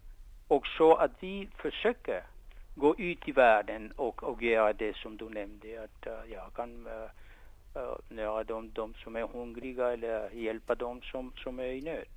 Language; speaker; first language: Swedish; non-native, fluent; Spanish